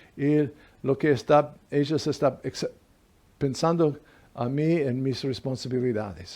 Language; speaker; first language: Spanish; non-native, fluent; English